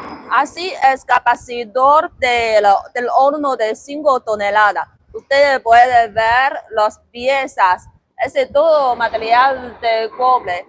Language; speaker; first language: Spanish; non-native, learner; Chinese